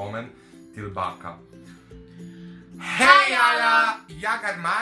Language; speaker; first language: Swedish; non-native, learner; Macedonian